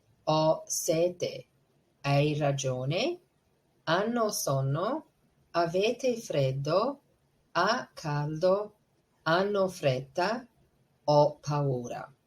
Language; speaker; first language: Italian; non-native, fluent; English